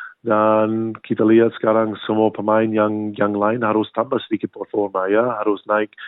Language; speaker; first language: Indonesian; non-native, fluent; English